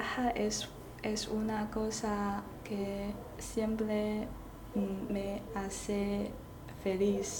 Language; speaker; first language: Spanish; non-native, learner; Chinese